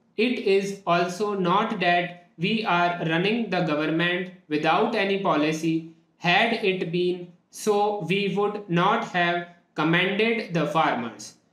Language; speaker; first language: English; non-native, local second language; Hindi